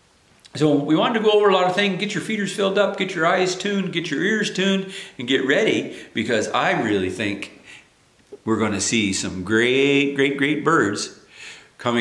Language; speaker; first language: English; native; English